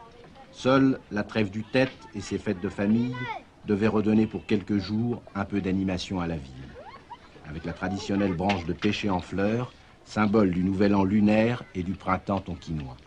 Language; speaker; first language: French; native; French